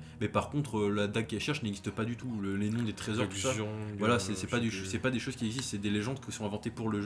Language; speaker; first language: French; native; French